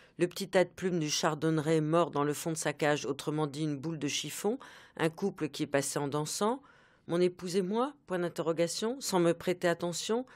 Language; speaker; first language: French; native; French